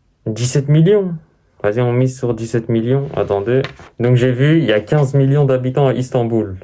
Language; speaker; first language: French; native; French